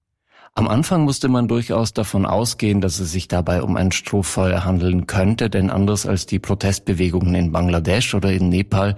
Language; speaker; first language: German; native; German